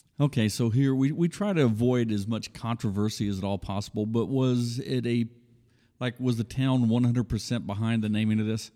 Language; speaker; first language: English; native; English